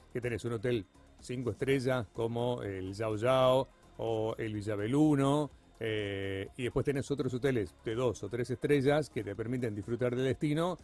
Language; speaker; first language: Spanish; native; Spanish